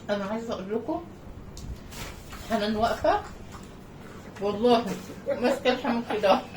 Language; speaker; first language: Arabic; native; Arabic